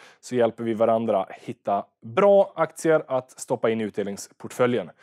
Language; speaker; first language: Swedish; native; Swedish